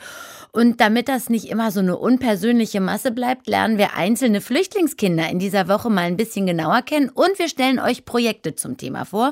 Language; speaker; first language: German; native; German